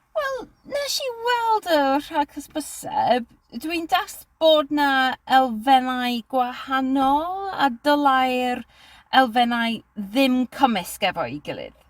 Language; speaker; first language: Welsh; non-native, learner; English